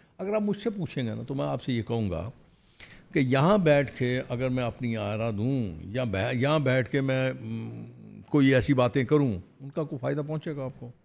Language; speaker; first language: Urdu; non-native, local second language; Punjabi